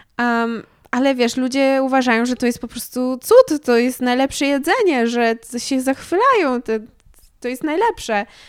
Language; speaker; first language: Polish; early bilingual, heritage; Polish